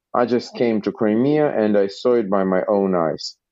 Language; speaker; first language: English; non-native, fluent; Russian